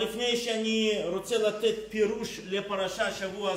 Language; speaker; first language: Hebrew; non-native, fluent; Russian